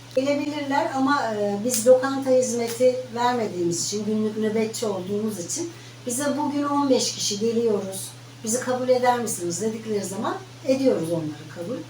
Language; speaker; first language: Turkish; native; Turkish